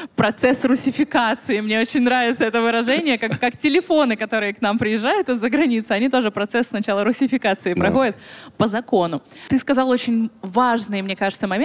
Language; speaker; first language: Russian; native; Russian